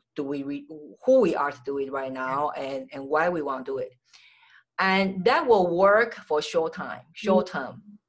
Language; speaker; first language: English; non-native, fluent; Chinese